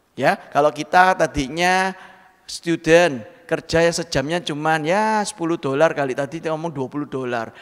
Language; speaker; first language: Indonesian; native; Indonesian